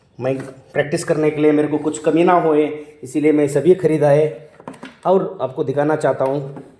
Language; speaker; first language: Hindi; non-native, local second language; Kannada